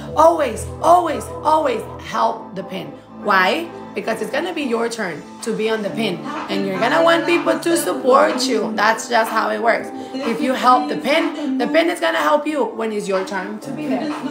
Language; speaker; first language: English; non-native, fluent; Spanish